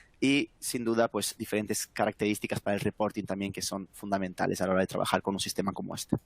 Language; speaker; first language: Spanish; native; Spanish